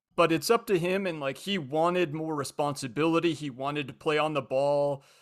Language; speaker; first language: English; native; English